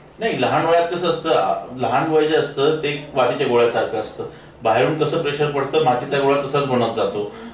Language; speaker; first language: Marathi; native; Marathi